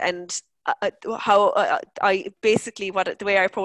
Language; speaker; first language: English; native; English